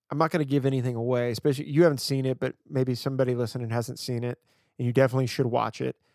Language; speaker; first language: English; native; English